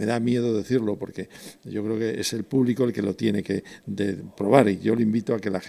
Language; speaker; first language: Spanish; native; Spanish